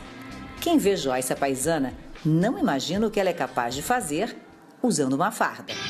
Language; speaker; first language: Portuguese; native; Portuguese